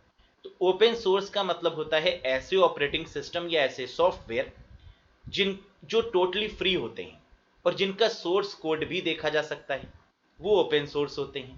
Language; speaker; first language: Hindi; native; Hindi